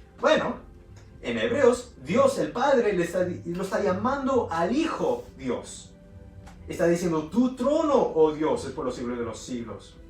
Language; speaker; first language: Spanish; early bilingual, heritage; Spanish